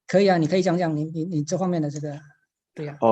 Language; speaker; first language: Chinese; native; Chinese